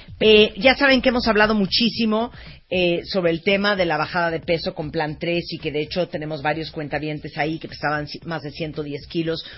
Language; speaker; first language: Spanish; early bilingual, other home language; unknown